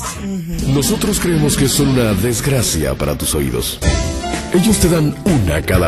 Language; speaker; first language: Spanish; native; Spanish